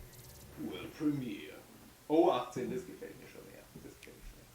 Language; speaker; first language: German; native; German